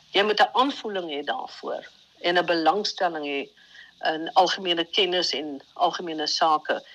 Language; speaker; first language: Afrikaans; native; Afrikaans